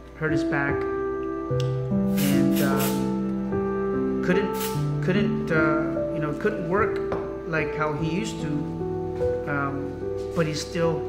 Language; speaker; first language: English; native; English